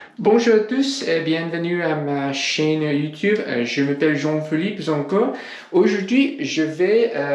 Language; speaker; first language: French; non-native, learner; English